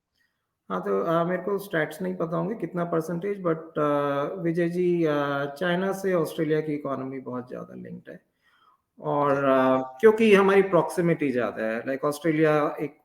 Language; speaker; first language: Hindi; native; Hindi